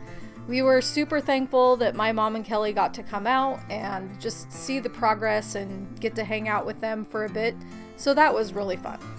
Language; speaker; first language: English; native; English